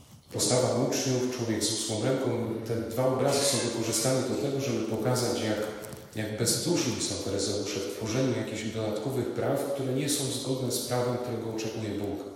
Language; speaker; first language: Polish; native; Polish